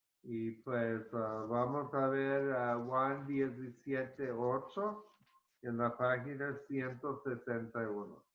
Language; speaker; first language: Spanish; early bilingual, heritage; Spanish